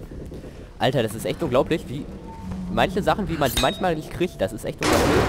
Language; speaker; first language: German; native; German